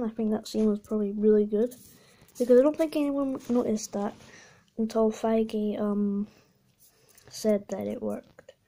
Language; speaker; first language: English; native; English